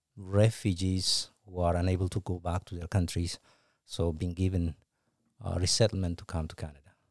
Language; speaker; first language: English; non-native, fluent; Tigrinya